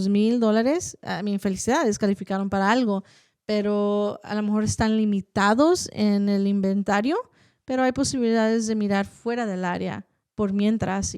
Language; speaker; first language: Spanish; early bilingual, heritage; Spanish